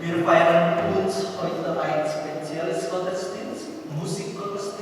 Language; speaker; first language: German; non-native, learner; Indonesian